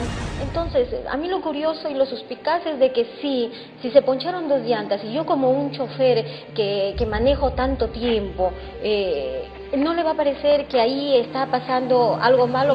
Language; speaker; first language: Spanish; native; Spanish